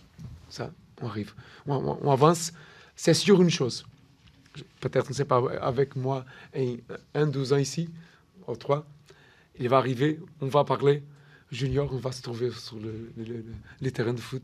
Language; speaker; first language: French; non-native, learner; Portuguese